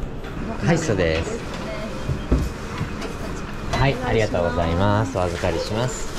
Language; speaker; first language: Japanese; native; Japanese